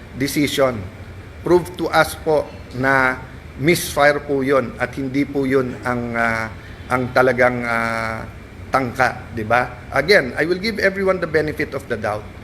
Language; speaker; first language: Filipino; native; Filipino